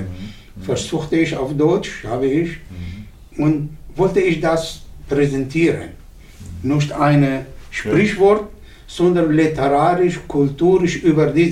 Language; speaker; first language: German; non-native, learner; Arabic